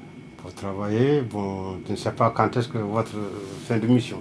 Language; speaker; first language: French; non-native, local second language; Fula